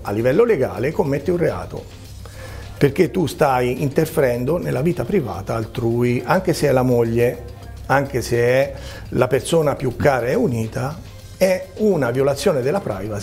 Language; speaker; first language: Italian; native; Italian